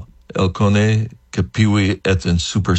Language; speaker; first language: French; non-native, fluent; English